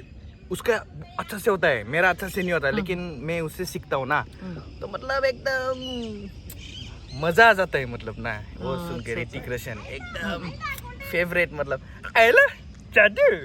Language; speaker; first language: Hindi; non-native, local second language; Bodo